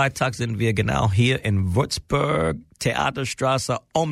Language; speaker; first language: German; non-native, fluent; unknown